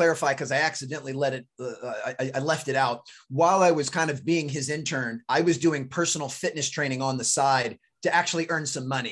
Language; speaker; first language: English; native; English